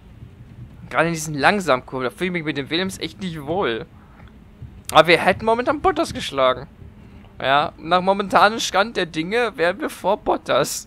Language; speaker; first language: German; native; German